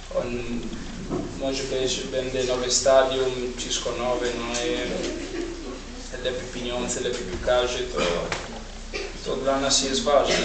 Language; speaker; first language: Polish; non-native, learner; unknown